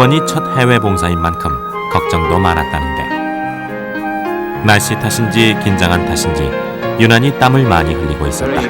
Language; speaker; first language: Korean; native; Korean